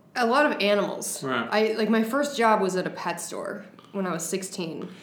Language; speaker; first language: English; native; English